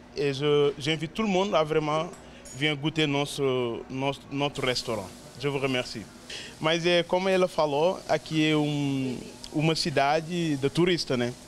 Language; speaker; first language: Portuguese; non-native, learner; Wolof